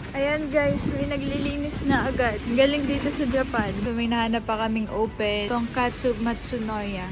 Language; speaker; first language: Filipino; native; Filipino